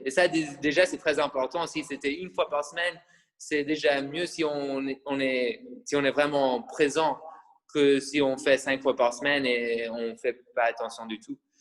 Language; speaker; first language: French; non-native, fluent; English